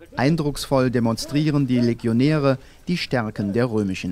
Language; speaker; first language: German; native; German